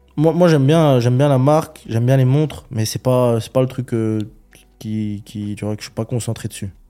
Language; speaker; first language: French; early bilingual, other home language; Chechen